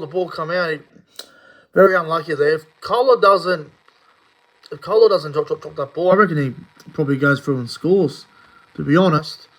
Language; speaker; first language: English; native; English